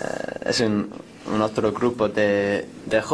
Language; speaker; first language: Spanish; non-native, learner; English